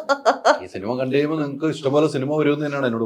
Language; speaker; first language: Malayalam; native; Malayalam